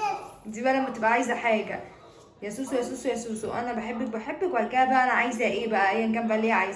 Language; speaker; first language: Arabic; native; Arabic